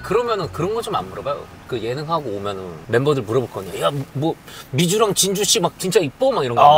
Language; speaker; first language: Korean; native; Korean